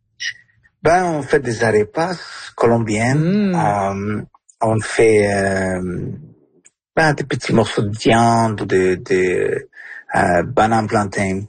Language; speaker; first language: French; early bilingual, other home language; Spanish